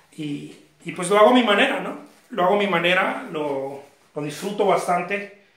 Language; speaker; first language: Spanish; native; Spanish